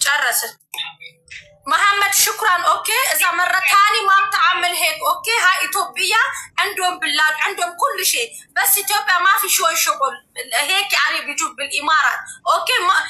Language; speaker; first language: Arabic; non-native, learner; Amharic